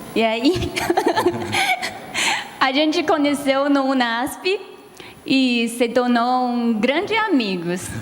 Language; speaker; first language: Portuguese; non-native, learner; Chinese